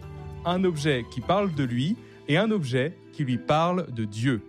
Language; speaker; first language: French; native; French